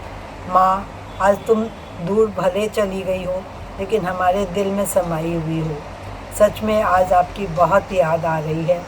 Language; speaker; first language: Hindi; native; Hindi